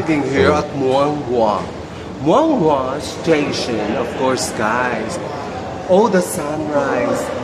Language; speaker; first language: English; non-native, local second language; Filipino